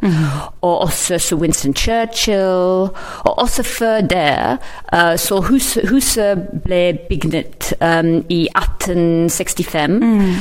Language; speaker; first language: Norwegian; non-native, learner; English